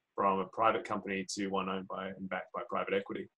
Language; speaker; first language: English; native; English